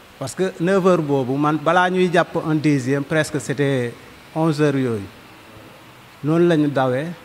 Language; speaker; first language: Wolof; non-native, local second language; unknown